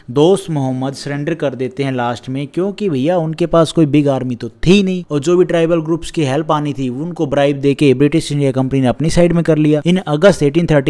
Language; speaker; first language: Hindi; native; Hindi